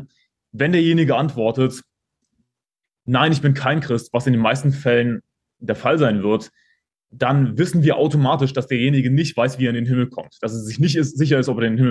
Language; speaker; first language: German; native; German